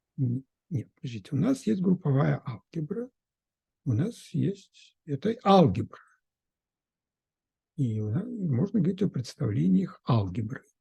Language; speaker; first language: Russian; native; Russian